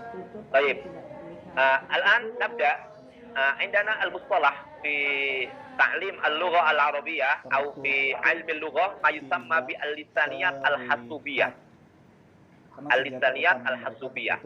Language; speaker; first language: Arabic; non-native, fluent; Indonesian